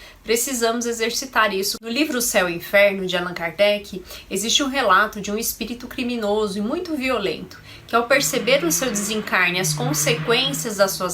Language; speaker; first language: Portuguese; native; Portuguese